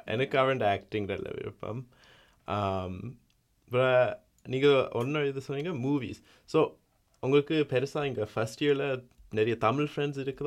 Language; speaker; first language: Tamil; early bilingual, heritage; Tamil